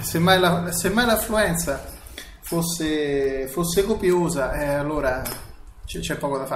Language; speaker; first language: Italian; native; Italian